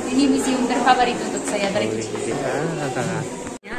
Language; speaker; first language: Indonesian; non-native, fluent; Russian